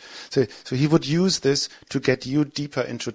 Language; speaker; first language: English; non-native, fluent; German